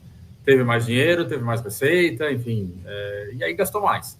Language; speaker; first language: Portuguese; native; Portuguese